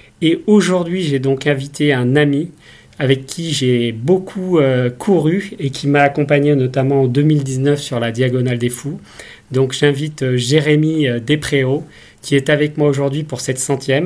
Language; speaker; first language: French; native; French